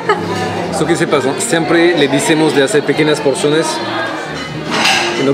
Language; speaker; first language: Spanish; non-native, learner; French